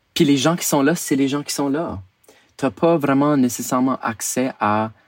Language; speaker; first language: French; native; French